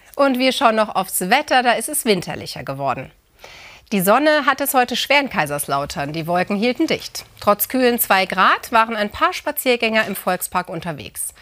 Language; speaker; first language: German; native; German